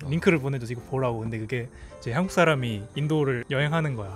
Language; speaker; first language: Korean; early bilingual, heritage; Korean